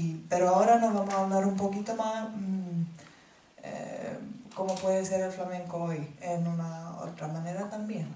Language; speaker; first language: Spanish; non-native, fluent; Finnish